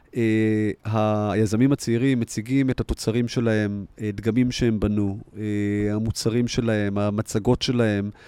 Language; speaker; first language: Hebrew; native; Hebrew